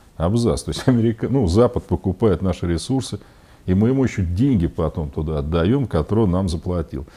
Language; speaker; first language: Russian; native; Russian